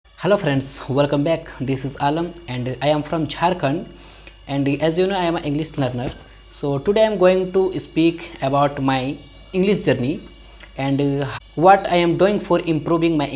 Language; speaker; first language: English; non-native, learner; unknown